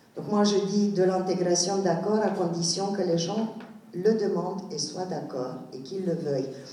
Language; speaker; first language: French; non-native, fluent; Romanian